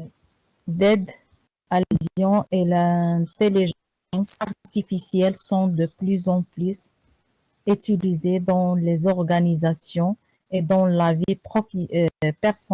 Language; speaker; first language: French; non-native, learner; Arabic